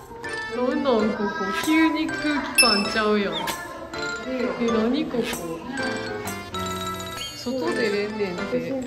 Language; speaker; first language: Japanese; native; Japanese